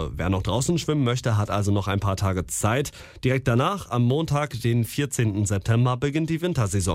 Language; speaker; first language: German; native; German